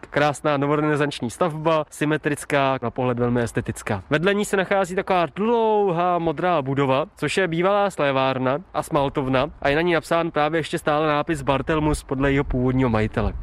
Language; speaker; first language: Czech; native; Czech